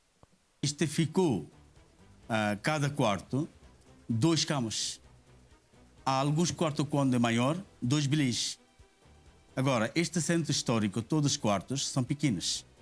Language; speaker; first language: Portuguese; non-native, learner; Bangla